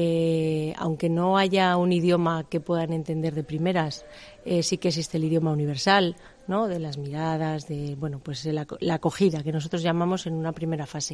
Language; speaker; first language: Spanish; native; Spanish